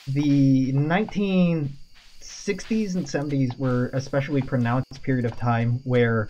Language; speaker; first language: English; native; English